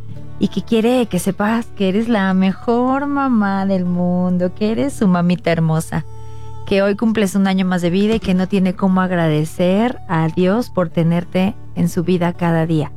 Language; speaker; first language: Spanish; native; Spanish